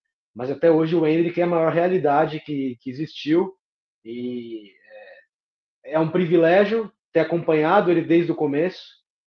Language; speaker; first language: Portuguese; native; Portuguese